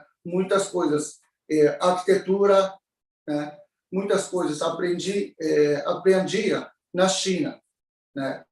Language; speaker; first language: Portuguese; non-native, learner; Japanese